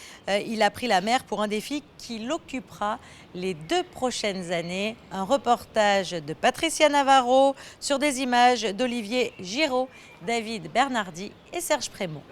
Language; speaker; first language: French; native; French